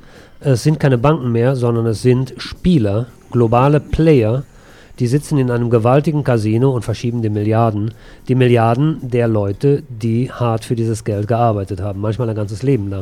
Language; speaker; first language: German; native; German